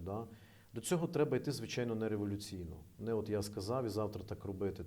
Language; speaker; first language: Ukrainian; native; Ukrainian